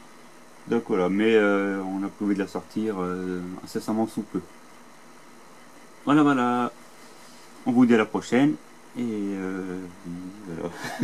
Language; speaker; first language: French; native; French